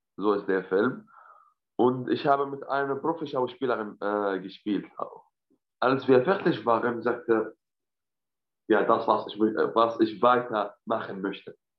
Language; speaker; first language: German; non-native, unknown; Arabic